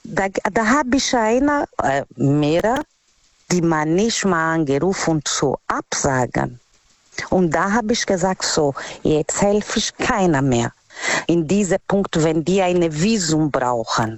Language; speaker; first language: German; non-native, learner; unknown